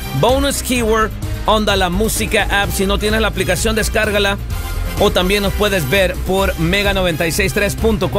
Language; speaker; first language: Spanish; early bilingual, heritage; Spanish